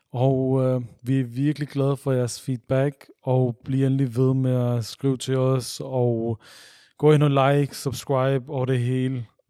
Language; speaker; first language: Danish; early bilingual, other home language; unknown